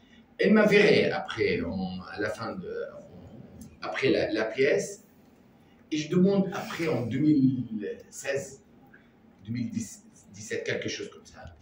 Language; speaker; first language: French; non-native, learner; Arabic